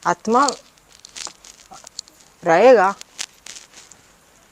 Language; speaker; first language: Hindi; non-native, learner; Italian